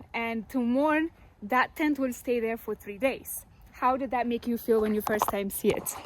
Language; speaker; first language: English; non-native, local second language; Amharic